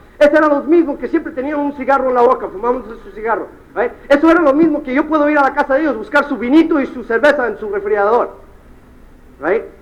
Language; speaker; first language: Spanish; early bilingual, heritage; Spanish